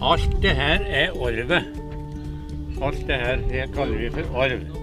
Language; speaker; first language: Norwegian; native; Norwegian